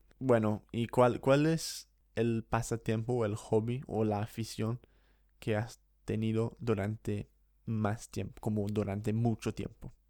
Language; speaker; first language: Spanish; non-native, fluent; English